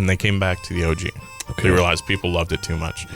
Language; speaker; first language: English; native; English